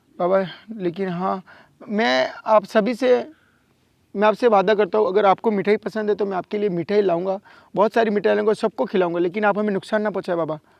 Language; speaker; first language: Hindi; native; Hindi